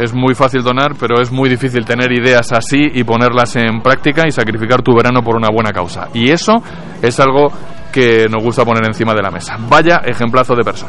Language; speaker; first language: Spanish; native; Spanish